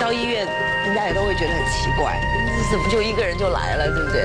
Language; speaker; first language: Chinese; native; Chinese